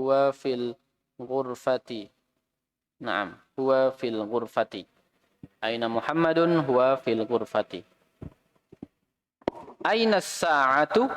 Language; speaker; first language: Arabic; non-native, fluent; Indonesian